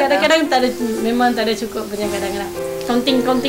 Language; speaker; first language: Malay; non-native, local second language; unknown